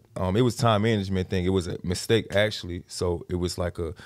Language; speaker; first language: English; native; English